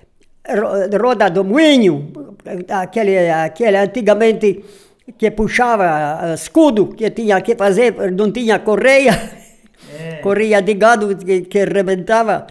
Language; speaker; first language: Portuguese; non-native, local second language; Polish